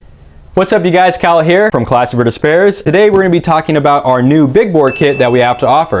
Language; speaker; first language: English; native; English